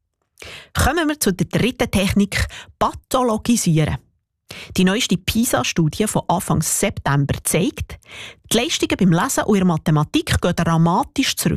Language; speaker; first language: German; native; German